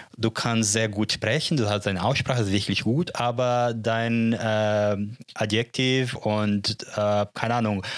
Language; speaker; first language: German; non-native, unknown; Portuguese